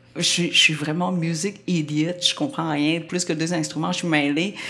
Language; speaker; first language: French; non-native, fluent; Vietnamese